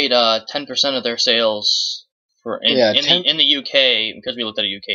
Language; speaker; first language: English; native; English